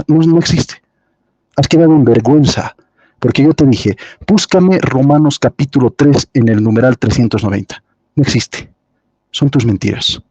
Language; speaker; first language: Spanish; native; Spanish